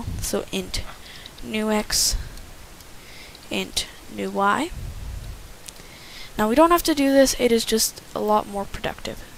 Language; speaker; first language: English; native; English